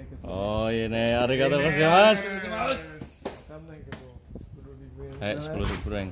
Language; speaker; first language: Indonesian; non-native, local second language; Javanese